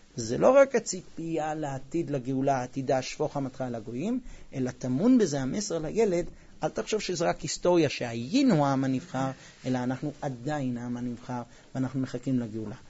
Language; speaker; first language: Hebrew; non-native, fluent; English